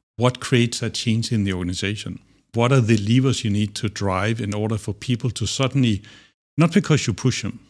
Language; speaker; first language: English; non-native, fluent; Danish